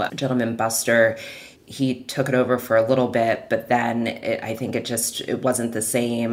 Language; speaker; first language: English; native; English